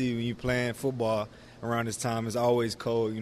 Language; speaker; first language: English; native; English